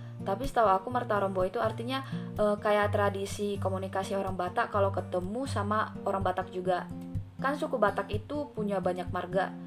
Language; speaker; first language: Indonesian; native; Indonesian